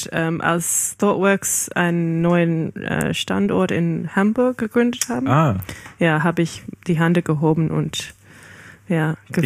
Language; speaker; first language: German; non-native, fluent; English